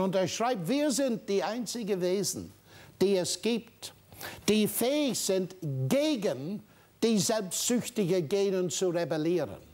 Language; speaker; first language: German; non-native, fluent; English